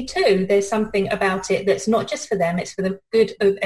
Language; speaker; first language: English; native; English